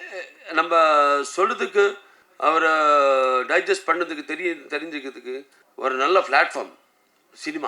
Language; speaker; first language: Tamil; non-native, local second language; Telugu